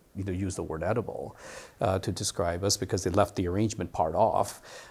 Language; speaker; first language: English; early bilingual, other home language; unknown